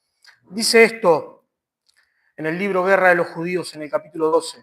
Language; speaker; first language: Spanish; native; Spanish